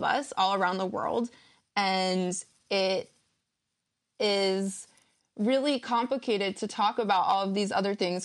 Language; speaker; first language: English; native; English